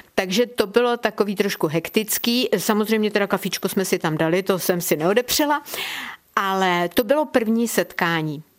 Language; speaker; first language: Czech; native; Czech